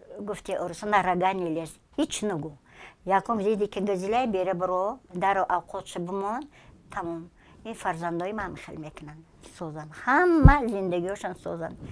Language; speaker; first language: Tajik; non-native, local second language; Russian